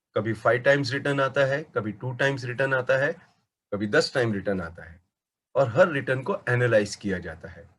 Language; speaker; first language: Hindi; non-native, local second language; Marathi